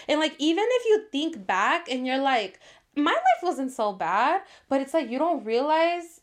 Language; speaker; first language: English; early bilingual, other home language; Spanish